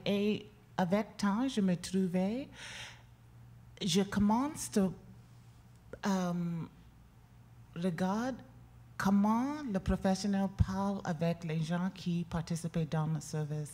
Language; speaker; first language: French; non-native, learner; English